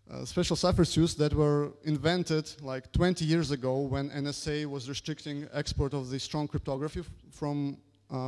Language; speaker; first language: English; non-native, fluent; Russian